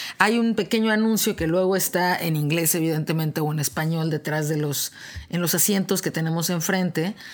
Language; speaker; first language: Spanish; native; Spanish